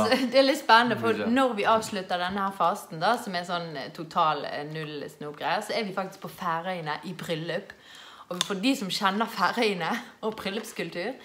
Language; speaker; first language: Norwegian; native; Norwegian